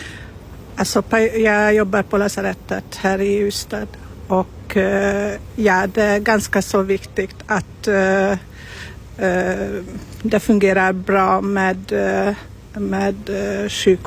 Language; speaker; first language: Swedish; non-native, learner; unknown